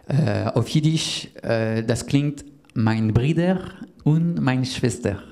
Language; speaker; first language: German; non-native, learner; French